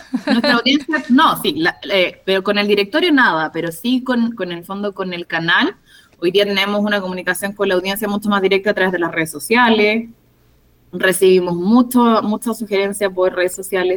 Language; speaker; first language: Spanish; native; Spanish